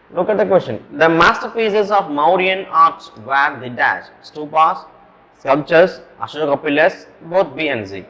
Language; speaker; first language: English; non-native, local second language; Tamil